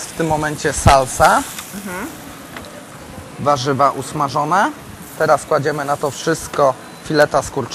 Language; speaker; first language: Polish; native; Polish